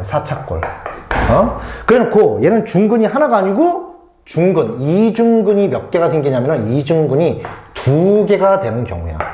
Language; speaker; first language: Korean; native; Korean